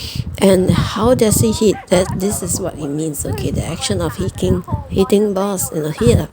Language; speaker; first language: English; non-native, fluent; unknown